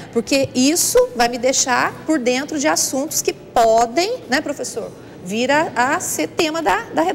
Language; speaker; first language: Portuguese; native; Portuguese